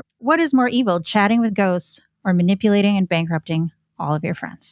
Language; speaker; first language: English; native; English